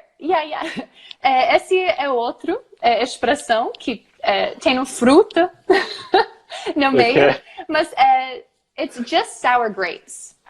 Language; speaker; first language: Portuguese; non-native, fluent; English